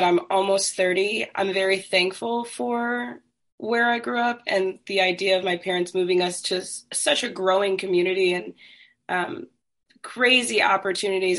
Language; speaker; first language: English; native; English